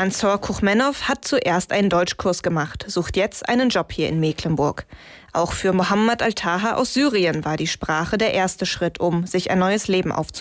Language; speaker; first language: German; native; German